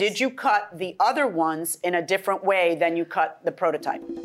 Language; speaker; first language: English; early bilingual, other home language; Spanish